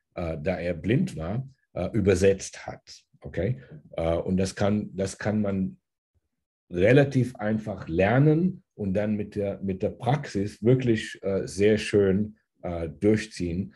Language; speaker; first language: German; early bilingual, heritage; German